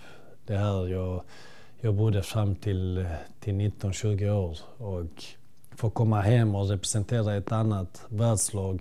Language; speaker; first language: Swedish; early bilingual, other home language; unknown